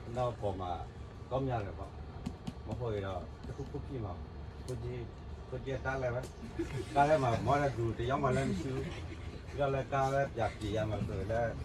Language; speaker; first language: Burmese; non-native, local second language; S'gaw Karen